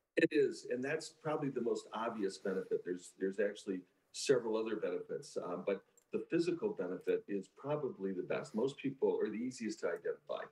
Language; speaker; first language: English; native; English